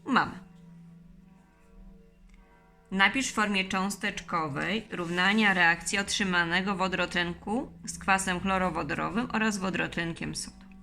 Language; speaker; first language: Polish; native; Polish